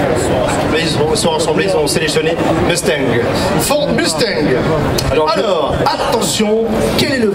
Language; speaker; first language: French; native; French